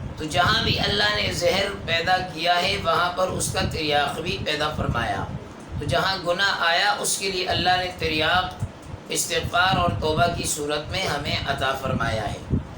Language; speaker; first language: Urdu; non-native, local second language; Pashto